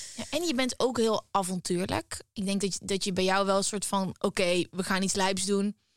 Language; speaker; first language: Dutch; native; Dutch